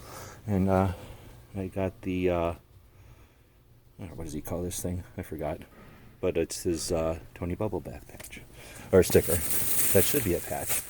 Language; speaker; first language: English; native; English